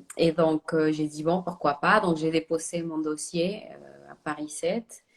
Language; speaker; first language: French; non-native, fluent; Spanish